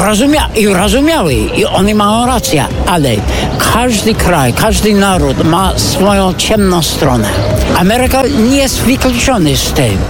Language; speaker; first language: Polish; non-native, fluent; English